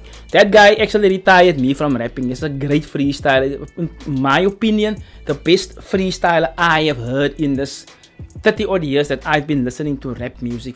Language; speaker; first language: English; non-native, local second language; Afrikaans